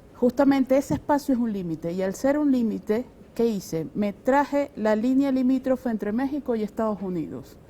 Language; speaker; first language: Spanish; native; Spanish